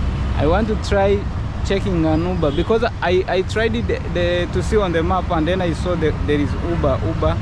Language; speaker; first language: English; non-native, fluent; Rundi